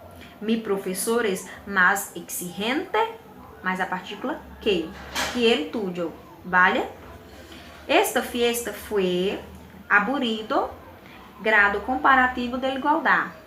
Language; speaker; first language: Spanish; non-native, fluent; Portuguese